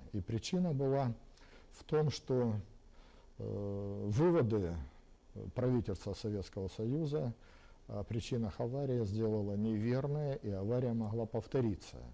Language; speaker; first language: Russian; native; Russian